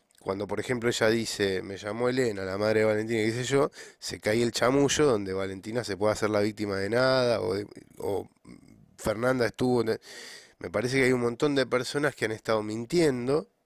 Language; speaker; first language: Spanish; native; Spanish